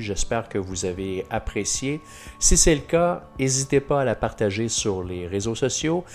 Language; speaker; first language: French; native; French